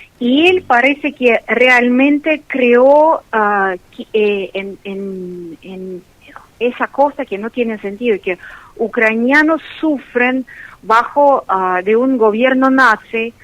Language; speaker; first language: Spanish; non-native, fluent; Russian